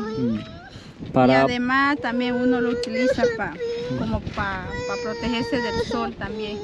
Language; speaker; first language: Spanish; non-native, local second language; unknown